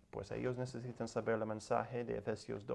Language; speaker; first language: Spanish; non-native, learner; English